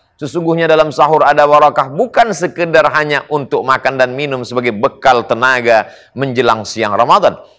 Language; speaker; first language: Malay; native; Malay